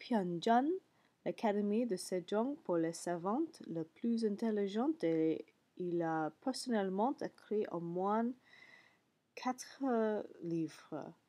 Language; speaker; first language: French; non-native, learner; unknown